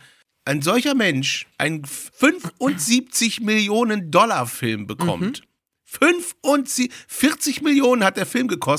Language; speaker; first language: German; native; German